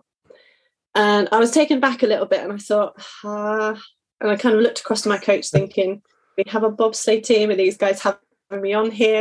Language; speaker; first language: English; native; English